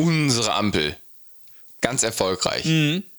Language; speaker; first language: German; native; German